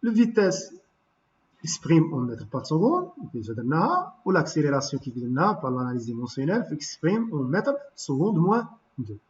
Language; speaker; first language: French; non-native, local second language; Arabic